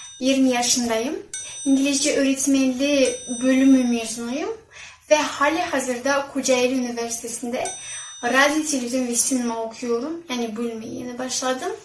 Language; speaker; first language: Turkish; non-native, fluent; Kazakh